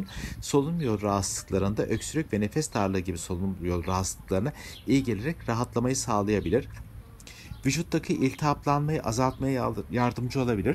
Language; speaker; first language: Turkish; native; Turkish